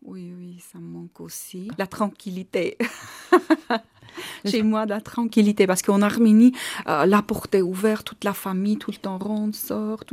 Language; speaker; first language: French; non-native, fluent; Armenian